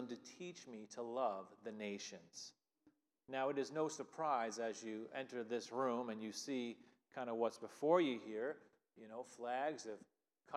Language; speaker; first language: English; native; English